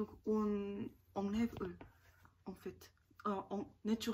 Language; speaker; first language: French; non-native, learner; Korean